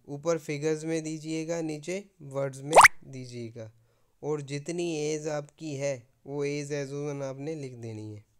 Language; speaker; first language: Hindi; non-native, local second language; Punjabi